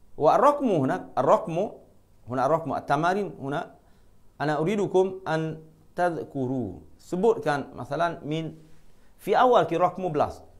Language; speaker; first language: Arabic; non-native, fluent; Malay